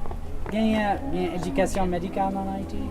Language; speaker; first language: French; non-native, learner; English